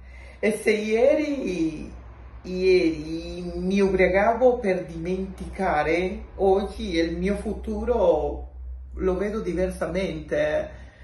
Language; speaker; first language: Italian; non-native, local second language; Spanish